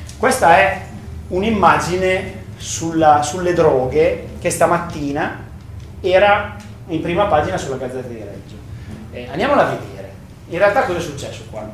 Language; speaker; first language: Italian; native; Italian